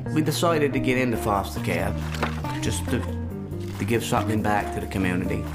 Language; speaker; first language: English; native; English